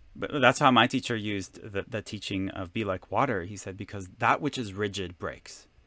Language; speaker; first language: English; non-native, fluent; Hebrew